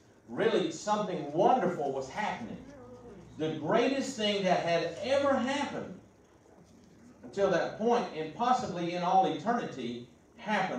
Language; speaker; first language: English; native; English